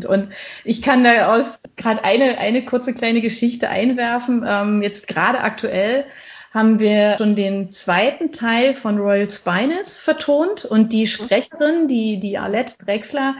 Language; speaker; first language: German; native; German